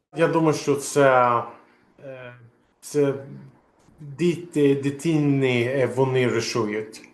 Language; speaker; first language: Ukrainian; non-native, learner; Swedish